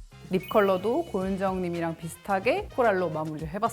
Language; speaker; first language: Korean; native; Korean